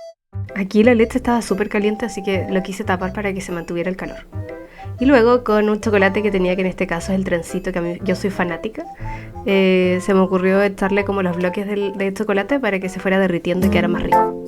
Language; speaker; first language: Spanish; native; Spanish